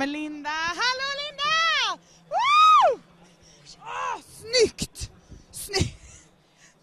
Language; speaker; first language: Swedish; native; Swedish